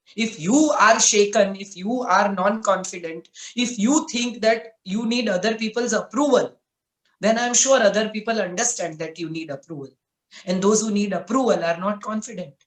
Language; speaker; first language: English; non-native, local second language; Gujarati